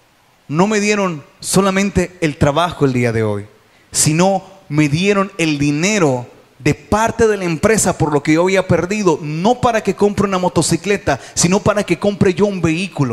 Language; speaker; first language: Spanish; native; Spanish